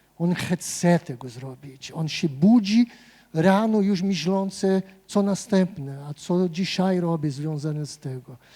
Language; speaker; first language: Polish; non-native, fluent; Portuguese